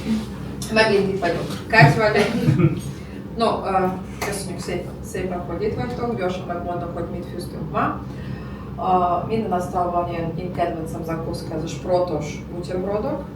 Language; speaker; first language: Hungarian; non-native, learner; Russian